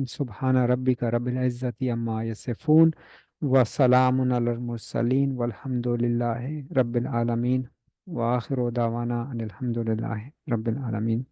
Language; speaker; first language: Arabic; non-native, fluent; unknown